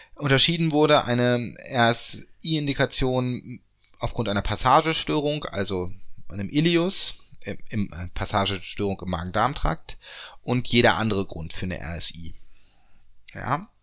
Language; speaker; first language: German; native; German